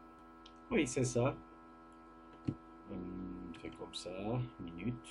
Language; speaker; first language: French; non-native, fluent; Turkish